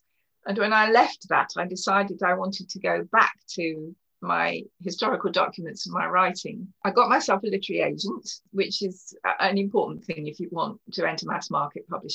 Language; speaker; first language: English; native; English